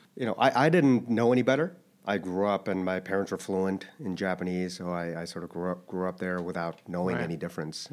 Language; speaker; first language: English; early bilingual, other home language; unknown